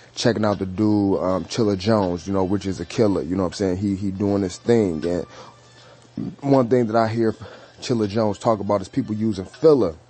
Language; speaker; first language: English; native; English